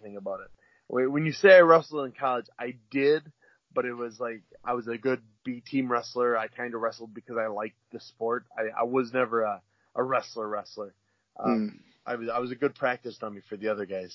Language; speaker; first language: English; native; English